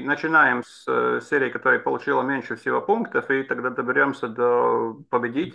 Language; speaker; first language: Russian; non-native, local second language; Latvian